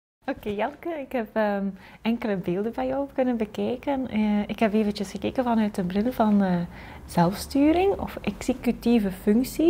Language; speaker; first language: Dutch; native; Dutch